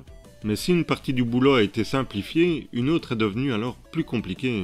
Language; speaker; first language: French; native; French